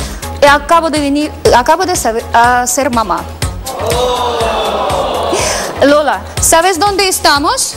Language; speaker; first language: Spanish; non-native, learner; Russian